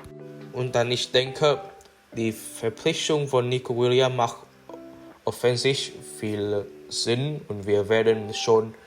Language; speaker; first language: German; non-native, learner; English